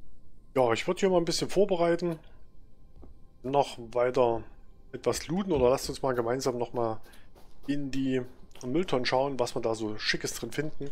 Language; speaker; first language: German; native; German